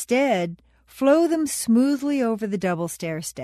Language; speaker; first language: English; native; English